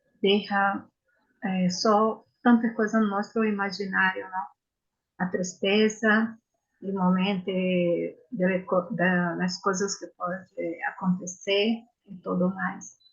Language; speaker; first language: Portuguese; non-native, learner; Italian